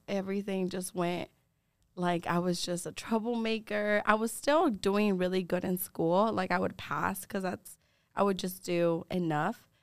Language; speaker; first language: English; early bilingual, other home language; Spanish